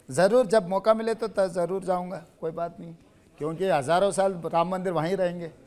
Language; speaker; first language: Hindi; non-native, local second language; Telugu